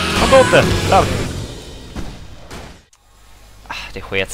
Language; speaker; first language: Swedish; native; Swedish